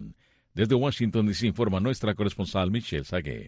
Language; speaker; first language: Spanish; native; Spanish